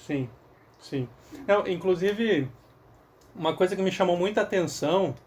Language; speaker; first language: Portuguese; native; Portuguese